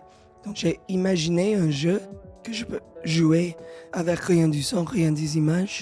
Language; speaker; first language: French; non-native, learner; English